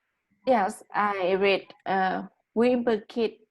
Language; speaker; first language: English; non-native, learner; Vietnamese